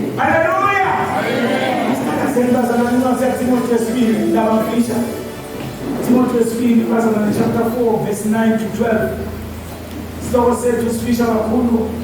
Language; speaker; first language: Zulu; non-native, local second language; Swati